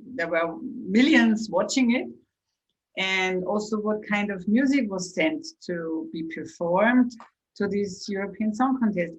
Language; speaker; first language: English; non-native, fluent; German